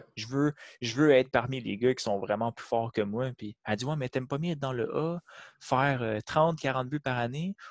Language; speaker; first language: French; native; French